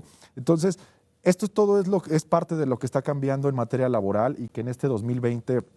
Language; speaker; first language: Spanish; native; Spanish